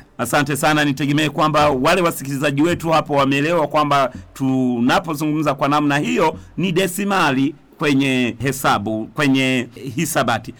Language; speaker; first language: Swahili; non-native, local second language; Rundi